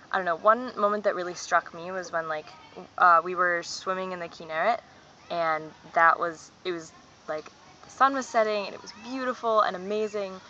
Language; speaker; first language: English; native; English